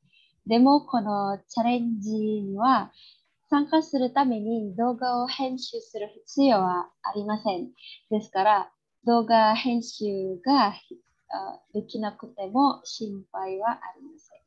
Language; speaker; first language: Japanese; non-native, fluent; Indonesian